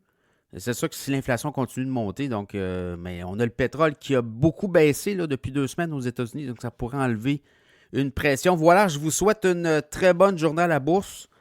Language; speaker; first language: French; native; French